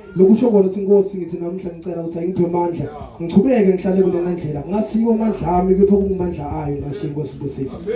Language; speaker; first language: Zulu; non-native, local second language; Swati